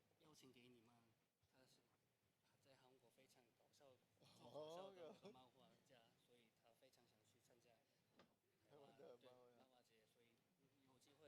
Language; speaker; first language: Chinese; non-native, learner; Korean